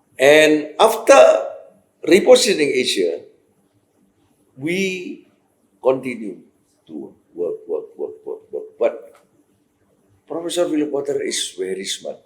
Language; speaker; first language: English; non-native, fluent; Indonesian